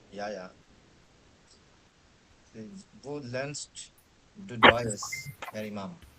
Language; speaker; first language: German; non-native, fluent; Bangla